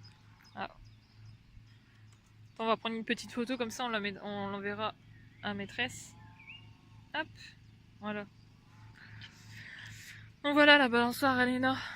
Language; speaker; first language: French; native; French